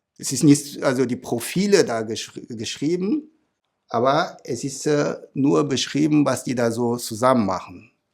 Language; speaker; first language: German; non-native, fluent; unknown